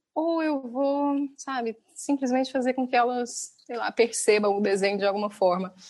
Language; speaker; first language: Portuguese; native; Portuguese